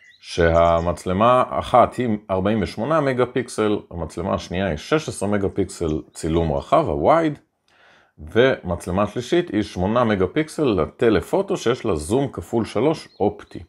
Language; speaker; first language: Hebrew; native; Hebrew